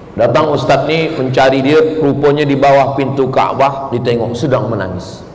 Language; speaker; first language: Malay; native; Malay